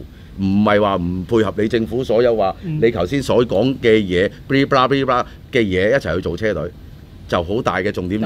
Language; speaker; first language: Cantonese; native; Cantonese